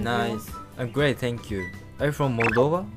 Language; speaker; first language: English; non-native, fluent; Japanese